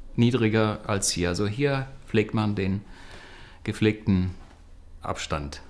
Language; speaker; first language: German; non-native, fluent; Romanian